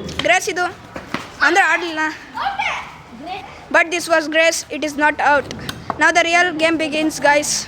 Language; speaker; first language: Kannada; native; Kannada